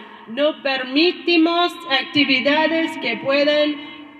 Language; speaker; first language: Spanish; non-native, learner; English